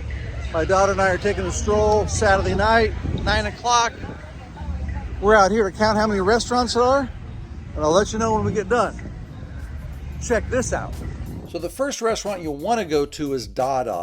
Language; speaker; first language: English; native; English